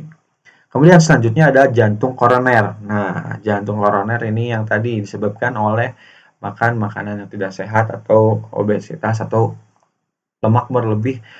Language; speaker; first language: Indonesian; native; Indonesian